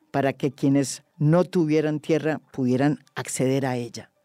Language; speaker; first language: Spanish; native; Spanish